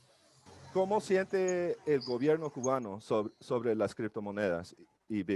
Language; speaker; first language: Spanish; non-native, learner; English